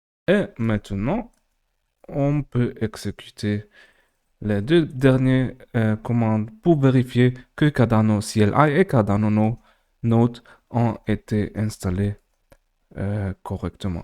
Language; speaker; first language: French; non-native, learner; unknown